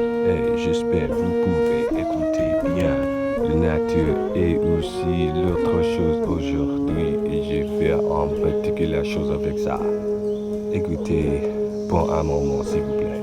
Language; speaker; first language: French; non-native, learner; English